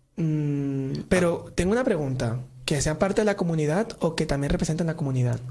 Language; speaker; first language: Spanish; native; Spanish